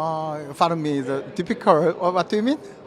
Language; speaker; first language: English; non-native, learner; Korean